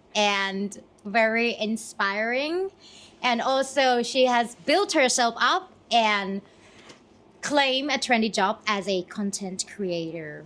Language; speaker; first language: English; non-native, fluent; Thai